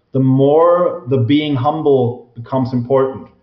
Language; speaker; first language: English; non-native, fluent; German